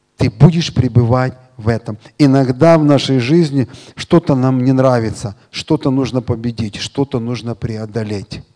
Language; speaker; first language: Russian; native; Russian